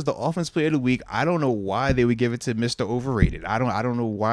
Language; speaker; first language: English; native; English